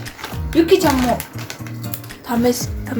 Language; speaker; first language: Japanese; non-native, learner; Mongolian